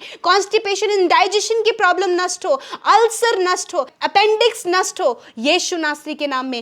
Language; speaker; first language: Hindi; native; Hindi